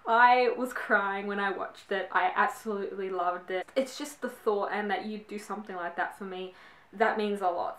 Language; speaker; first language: English; native; English